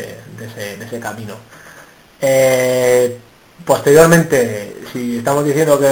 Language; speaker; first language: Spanish; native; Spanish